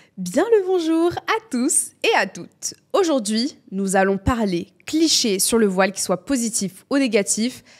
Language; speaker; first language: French; native; French